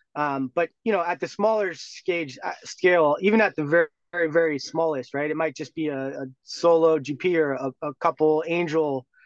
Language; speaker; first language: English; native; English